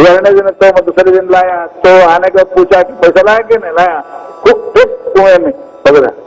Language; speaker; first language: Hindi; non-native, local second language; Kannada